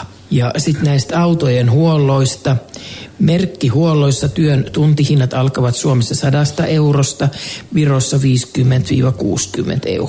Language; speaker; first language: Finnish; native; Finnish